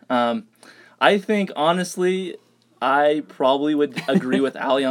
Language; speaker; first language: English; native; English